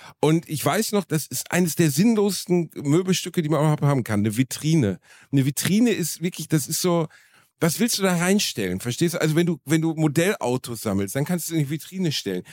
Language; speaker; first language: German; native; German